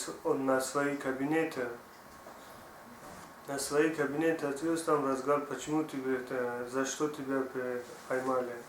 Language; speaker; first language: Russian; non-native, learner; Tajik